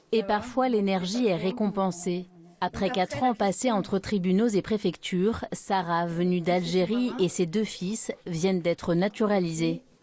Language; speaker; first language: French; native; French